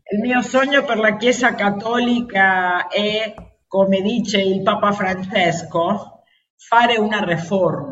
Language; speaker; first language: Italian; non-native, learner; Spanish